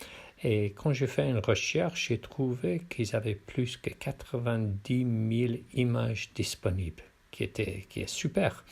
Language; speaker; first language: French; non-native, fluent; English